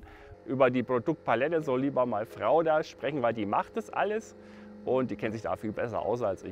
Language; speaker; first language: German; native; German